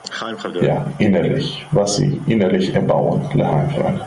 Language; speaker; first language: German; non-native, fluent; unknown